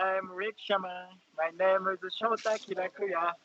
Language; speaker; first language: English; non-native, learner; Japanese